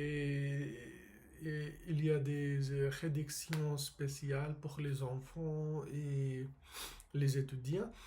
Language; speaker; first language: French; non-native, learner; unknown